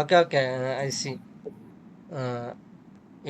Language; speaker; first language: English; non-native, learner; Urdu